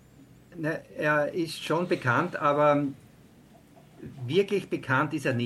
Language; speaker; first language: German; native; German